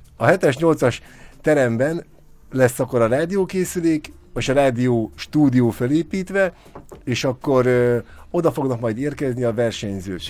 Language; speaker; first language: Hungarian; native; Hungarian